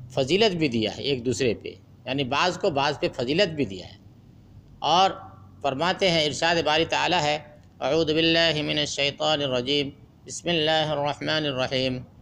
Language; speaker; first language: Urdu; native; Urdu